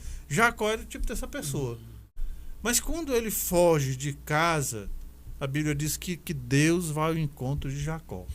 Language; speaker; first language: Portuguese; native; Portuguese